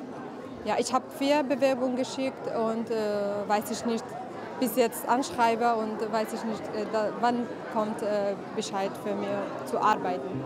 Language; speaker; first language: German; non-native, learner; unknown